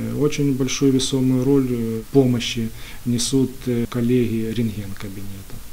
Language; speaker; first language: Russian; native; Russian